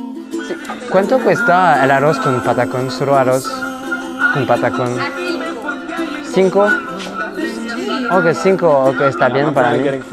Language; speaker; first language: Spanish; non-native, learner; French